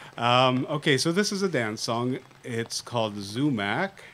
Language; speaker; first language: English; native; English